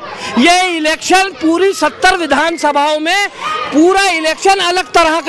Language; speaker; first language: Hindi; native; Hindi